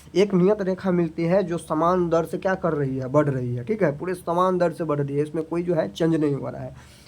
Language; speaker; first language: Hindi; native; Hindi